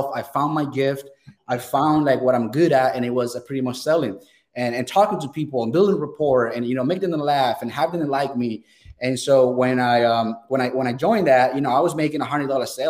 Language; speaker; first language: English; non-native, fluent; Spanish